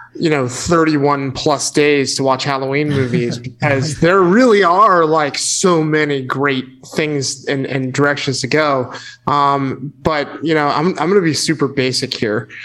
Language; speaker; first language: English; native; English